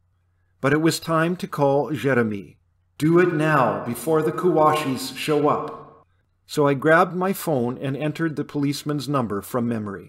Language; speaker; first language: English; native; English